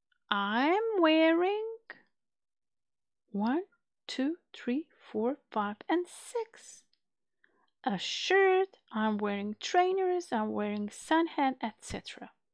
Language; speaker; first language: English; non-native, fluent; Macedonian